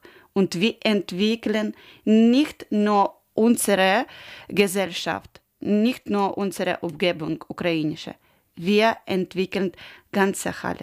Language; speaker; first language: German; non-native, learner; Ukrainian